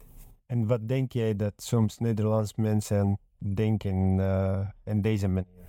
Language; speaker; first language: Dutch; non-native, learner; Arabic